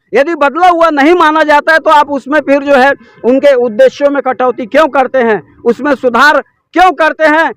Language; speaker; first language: Hindi; native; Hindi